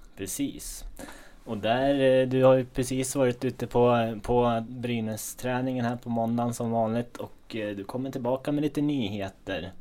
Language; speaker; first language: Swedish; native; Swedish